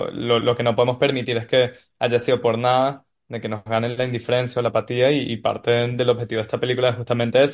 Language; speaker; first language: Spanish; native; Spanish